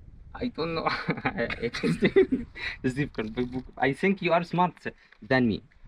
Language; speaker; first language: English; non-native, learner; Arabic